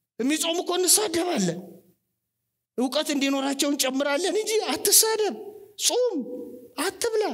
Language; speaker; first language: Amharic; native; Amharic